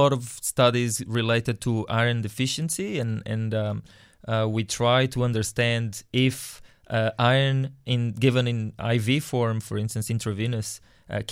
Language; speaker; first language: English; non-native, fluent; Portuguese